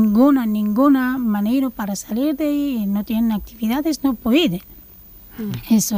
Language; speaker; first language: Spanish; non-native, learner; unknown